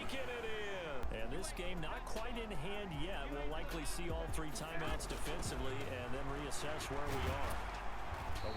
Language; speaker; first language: English; native; English